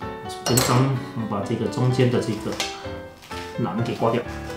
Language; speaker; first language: Chinese; native; Chinese